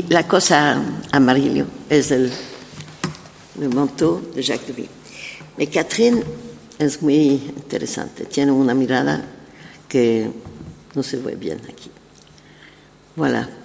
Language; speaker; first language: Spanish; non-native, learner; French